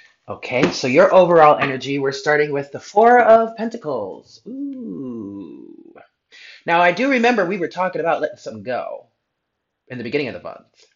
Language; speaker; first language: English; native; English